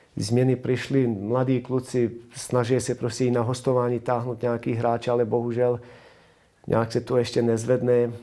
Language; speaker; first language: Czech; non-native, fluent; Bosnian